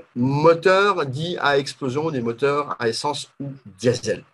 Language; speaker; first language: French; native; French